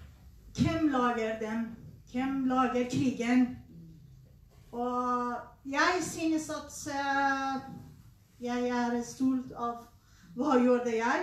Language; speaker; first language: Norwegian; non-native, learner; Persian